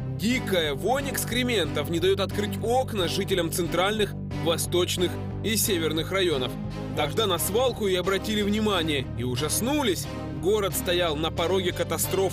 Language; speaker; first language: Russian; non-native, local second language; Ukrainian